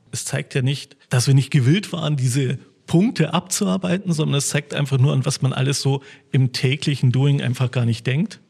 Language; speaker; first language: German; native; German